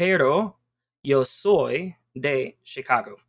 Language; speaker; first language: Spanish; non-native, fluent; English